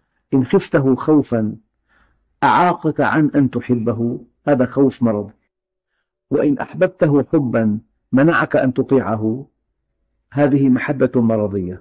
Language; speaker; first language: Arabic; native; Arabic